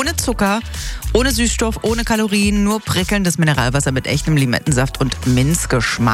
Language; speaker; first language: German; native; German